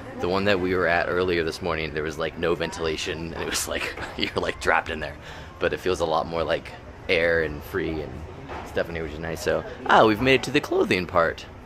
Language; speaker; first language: English; native; English